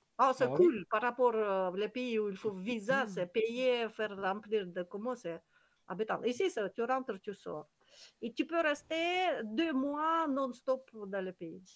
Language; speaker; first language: French; non-native, learner; Kyrgyz